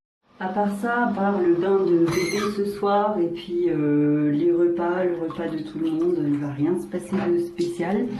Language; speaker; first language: French; native; French